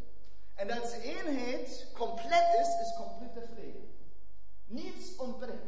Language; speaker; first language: Dutch; non-native, fluent; German